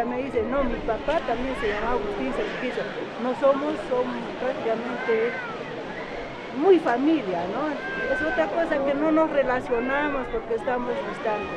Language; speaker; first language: Spanish; native; Spanish